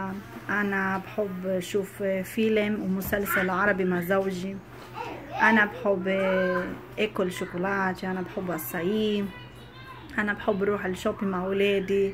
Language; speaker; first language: Arabic; non-native, learner; Portuguese